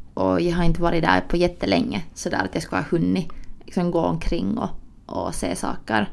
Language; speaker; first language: Swedish; early bilingual, other home language; Finnish